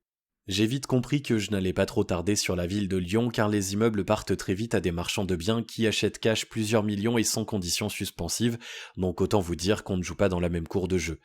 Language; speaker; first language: French; native; French